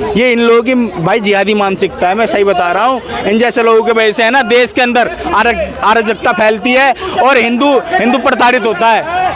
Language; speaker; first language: Hindi; native; Hindi